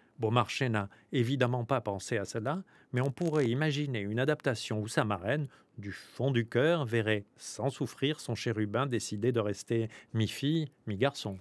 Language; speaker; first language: French; native; French